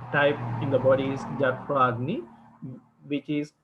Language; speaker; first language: English; non-native, local second language; Sinhala